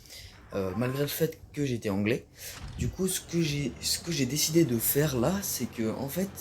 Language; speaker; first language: French; native; French